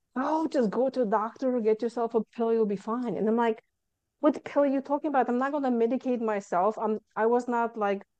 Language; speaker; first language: English; non-native, fluent; Lithuanian